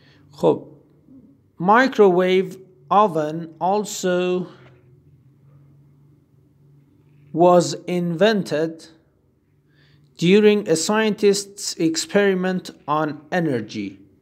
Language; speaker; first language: English; non-native, fluent; Persian